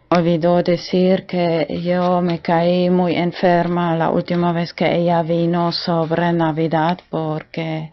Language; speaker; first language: Spanish; non-native, learner; German